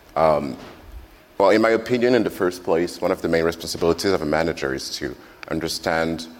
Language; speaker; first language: English; non-native, fluent; French